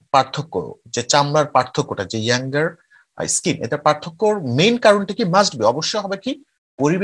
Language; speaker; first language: English; non-native, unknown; Bangla